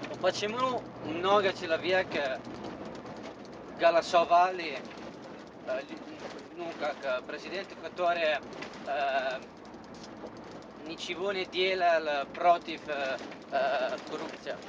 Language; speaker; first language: Russian; non-native, learner; Italian